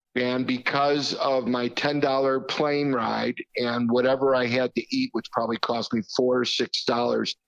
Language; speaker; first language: English; native; English